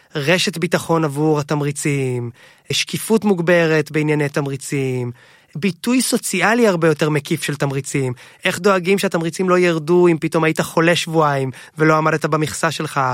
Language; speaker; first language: Hebrew; native; Hebrew